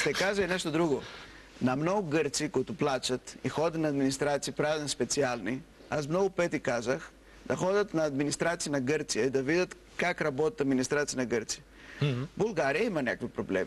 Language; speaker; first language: Bulgarian; non-native, fluent; Greek